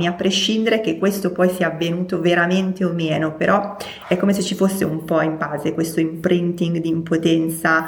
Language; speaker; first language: Italian; native; Italian